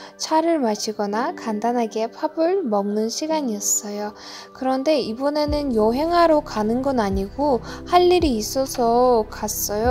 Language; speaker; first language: Korean; non-native, learner; Azerbaijani